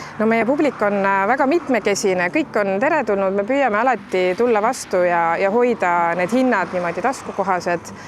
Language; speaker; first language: Estonian; native; Estonian